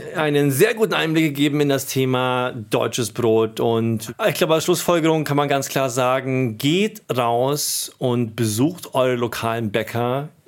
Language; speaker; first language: German; native; German